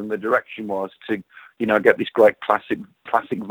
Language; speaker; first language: English; native; English